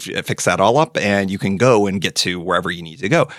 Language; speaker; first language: English; native; English